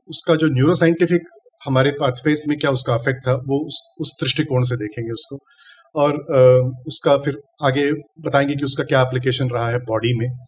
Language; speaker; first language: Hindi; non-native, local second language; Tamil